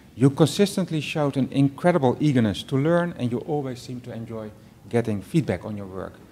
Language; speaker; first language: English; non-native, fluent; Dutch